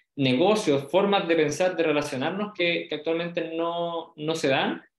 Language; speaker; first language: Spanish; native; Spanish